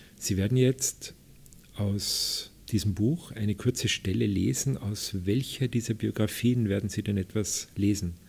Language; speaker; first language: German; native; German